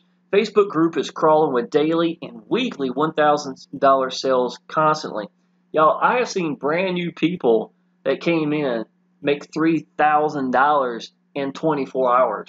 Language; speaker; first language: English; native; English